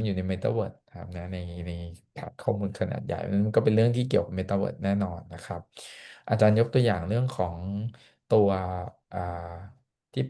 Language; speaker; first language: Thai; native; Thai